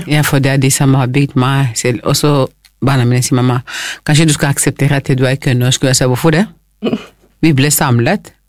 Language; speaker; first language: Norwegian; non-native, fluent; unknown